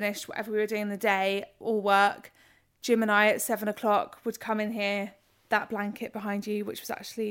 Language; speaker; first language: English; native; English